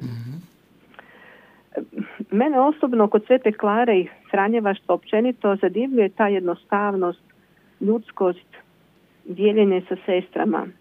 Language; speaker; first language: Croatian; native; Croatian